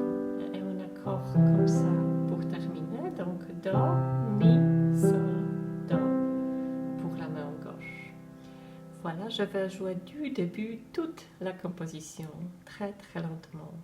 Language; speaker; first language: French; non-native, fluent; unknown